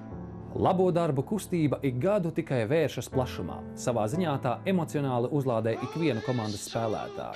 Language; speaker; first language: Latvian; native; Latvian